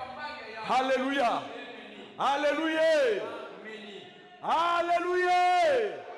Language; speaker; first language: French; non-native, local second language; Lingala